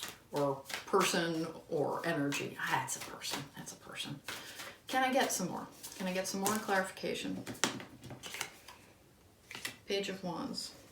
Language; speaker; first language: English; native; English